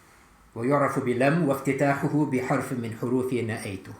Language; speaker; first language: Arabic; non-native, fluent; English